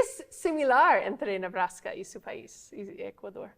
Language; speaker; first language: Spanish; non-native, fluent; English